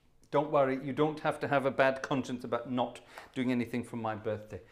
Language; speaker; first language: English; native; English